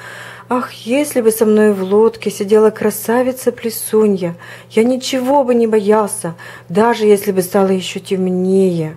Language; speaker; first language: Russian; native; Russian